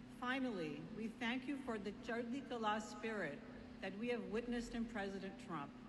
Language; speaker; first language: English; early bilingual, other home language; Punjabi